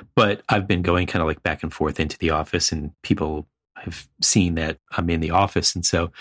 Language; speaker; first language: English; native; English